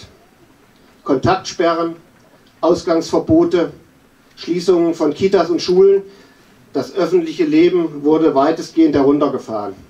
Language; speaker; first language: German; native; German